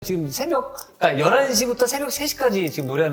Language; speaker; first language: Korean; native; Korean